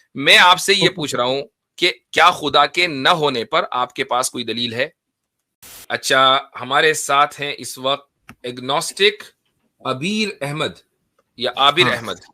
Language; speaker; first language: Hindi; native; Hindi